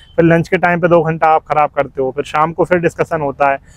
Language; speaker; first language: Hindi; native; Hindi